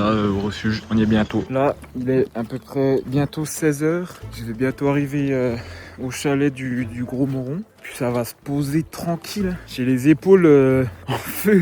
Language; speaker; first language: French; native; French